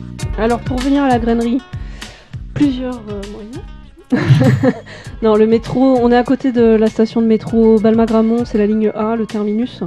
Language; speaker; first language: French; native; French